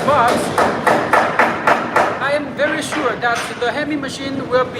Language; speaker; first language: English; non-native, learner; Chinese